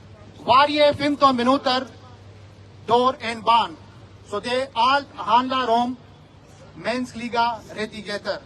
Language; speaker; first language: Swedish; non-native, fluent; Urdu